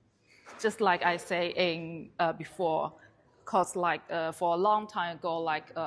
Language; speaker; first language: English; non-native, learner; Chinese